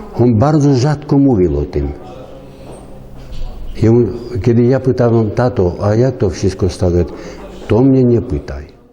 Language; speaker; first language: Polish; non-native, fluent; Armenian